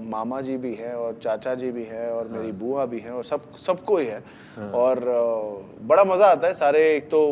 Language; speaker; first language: Hindi; native; Hindi